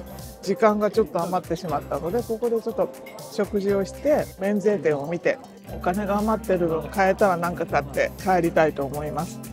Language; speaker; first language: Japanese; native; Japanese